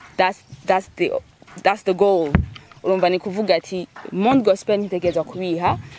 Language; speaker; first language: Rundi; early bilingual, heritage; Rundi